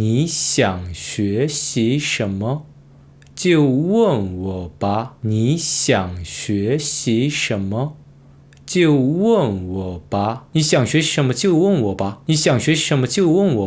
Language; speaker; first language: Chinese; non-native, fluent; Korean